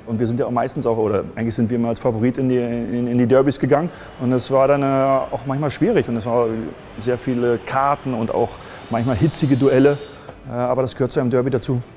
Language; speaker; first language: German; native; German